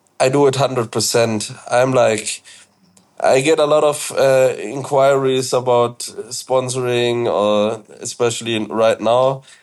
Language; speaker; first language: English; non-native, fluent; German